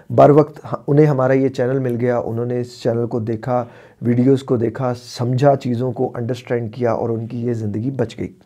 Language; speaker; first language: Urdu; native; Urdu